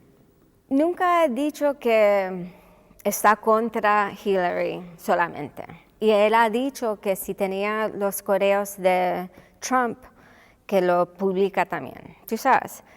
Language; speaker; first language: Spanish; non-native, local second language; English